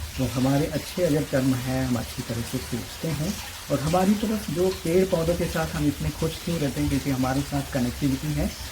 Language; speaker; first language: Hindi; non-native, local second language; Marathi